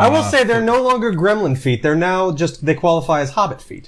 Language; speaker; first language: English; native; English